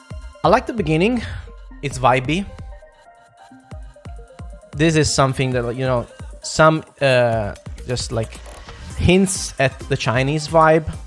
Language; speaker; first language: English; non-native, fluent; Italian